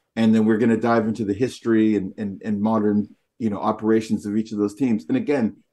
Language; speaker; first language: English; native; English